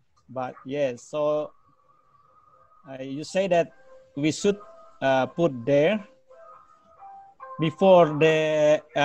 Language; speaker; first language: English; non-native, learner; Indonesian